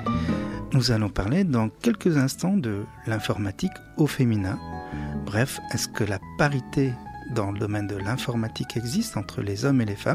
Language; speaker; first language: French; native; French